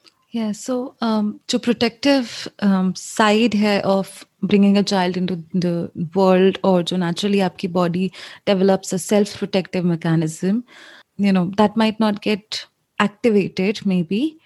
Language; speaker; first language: English; non-native, local second language; Hindi